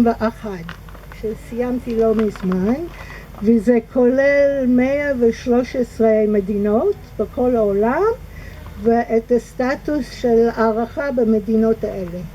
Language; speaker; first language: Hebrew; non-native, fluent; English